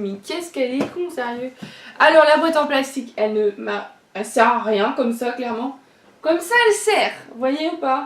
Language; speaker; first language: French; native; French